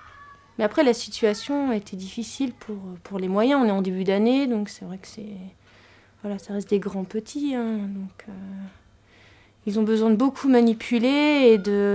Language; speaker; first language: French; native; French